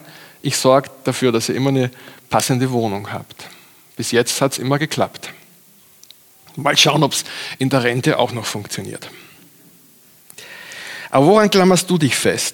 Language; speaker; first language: German; native; German